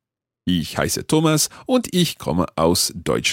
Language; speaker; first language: German; non-native, learner; English